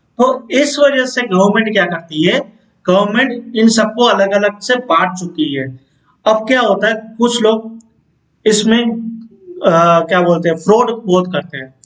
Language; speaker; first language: Hindi; non-native, local second language; Gujarati